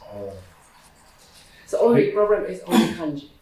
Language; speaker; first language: English; non-native, fluent; Japanese